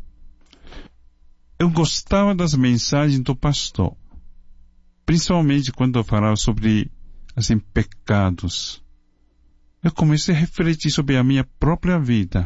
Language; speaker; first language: Portuguese; non-native, fluent; Chinese